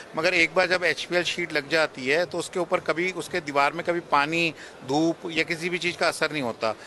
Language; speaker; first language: Hindi; native; Hindi